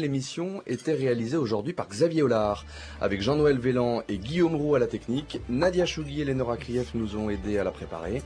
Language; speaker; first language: French; native; French